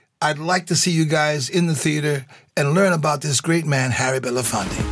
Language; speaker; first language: English; native; English